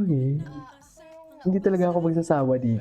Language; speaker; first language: Filipino; native; Filipino